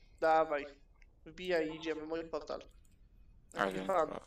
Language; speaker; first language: Polish; native; Polish